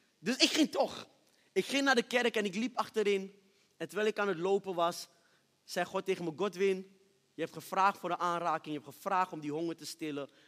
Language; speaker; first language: Dutch; early bilingual, other home language; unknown